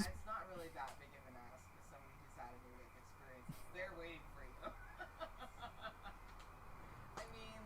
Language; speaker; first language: English; native; English